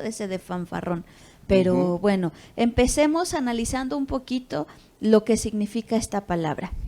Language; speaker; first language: Spanish; native; Spanish